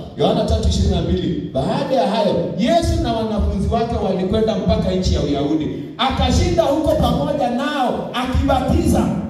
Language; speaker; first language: Swahili; non-native, local second language; Kalenjin